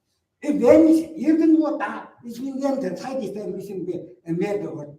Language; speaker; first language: German; non-native, learner; Mongolian